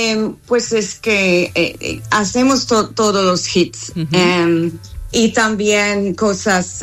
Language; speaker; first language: Spanish; non-native, fluent; English